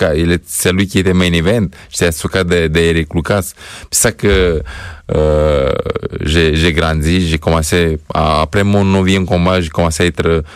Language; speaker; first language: French; non-native, fluent; Romanian